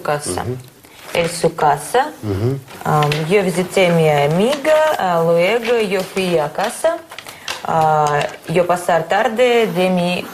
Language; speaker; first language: Spanish; non-native, learner; Russian